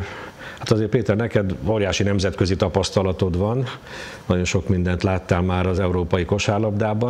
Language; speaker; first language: Hungarian; native; Hungarian